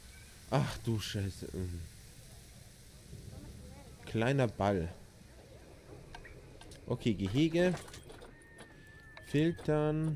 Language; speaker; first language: German; native; German